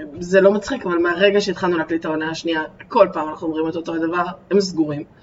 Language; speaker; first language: Hebrew; early bilingual, other home language; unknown